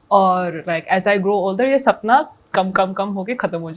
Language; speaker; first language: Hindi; non-native, local second language; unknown